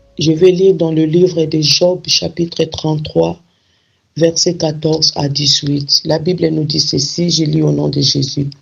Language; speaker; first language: French; non-native, local second language; Lingala